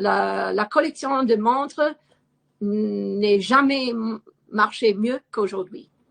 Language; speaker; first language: French; non-native, fluent; English